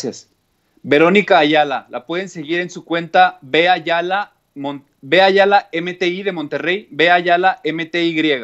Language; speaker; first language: Spanish; native; Spanish